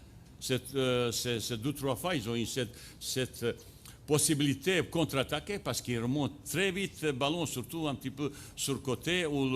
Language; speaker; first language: French; non-native, fluent; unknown